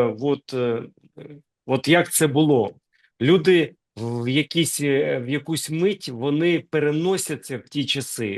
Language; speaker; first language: Ukrainian; non-native, local second language; Russian